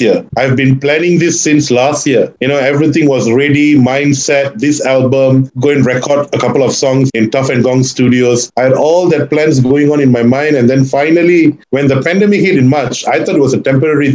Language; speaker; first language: English; non-native, local second language; Tamil